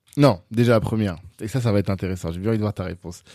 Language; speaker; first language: French; native; French